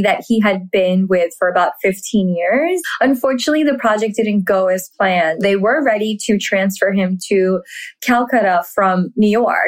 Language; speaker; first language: English; early bilingual, other home language; Hindi